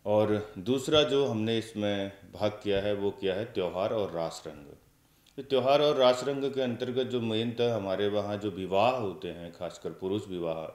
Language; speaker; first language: Hindi; native; Hindi